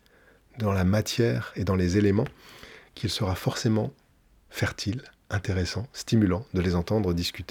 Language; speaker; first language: French; native; French